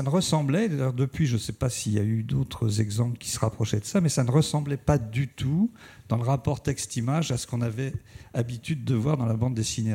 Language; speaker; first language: French; native; French